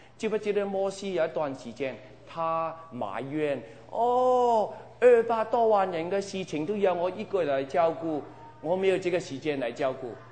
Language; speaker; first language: Chinese; non-native, local second language; Cantonese